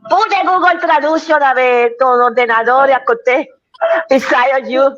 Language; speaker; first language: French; non-native, learner; Spanish